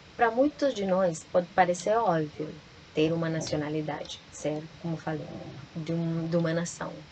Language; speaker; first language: Portuguese; non-native, fluent; Spanish